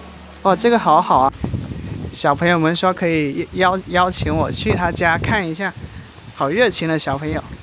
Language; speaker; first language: Chinese; native; Chinese